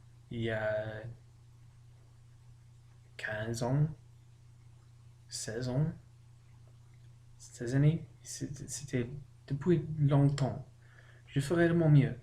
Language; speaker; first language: French; non-native, learner; English